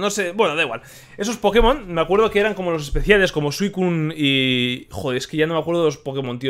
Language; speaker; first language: Spanish; native; Spanish